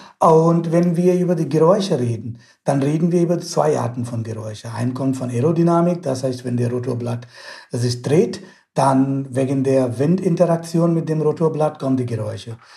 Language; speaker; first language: German; non-native, fluent; Hindi